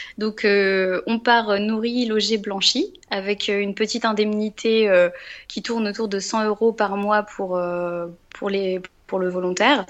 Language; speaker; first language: French; native; French